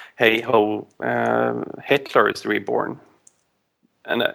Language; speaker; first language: English; non-native, fluent; Swedish